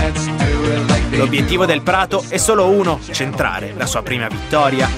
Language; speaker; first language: Italian; native; Italian